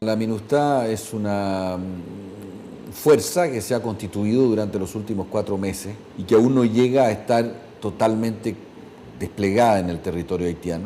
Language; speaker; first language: Spanish; native; Spanish